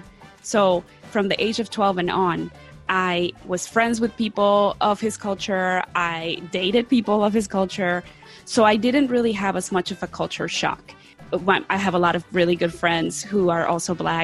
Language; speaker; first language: English; early bilingual, other home language; Spanish